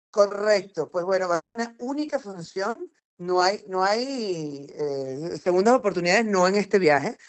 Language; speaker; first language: Spanish; native; Spanish